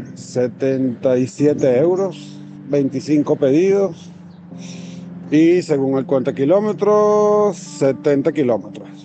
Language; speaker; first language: Spanish; native; Spanish